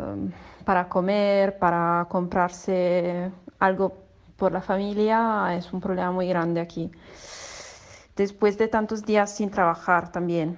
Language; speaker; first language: Spanish; non-native, fluent; Italian